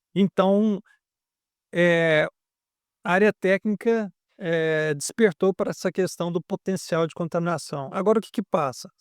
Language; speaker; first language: Portuguese; native; Portuguese